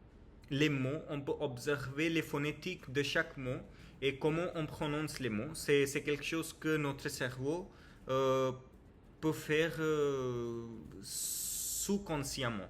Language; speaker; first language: French; non-native, learner; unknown